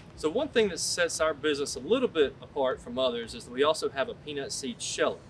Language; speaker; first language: English; native; English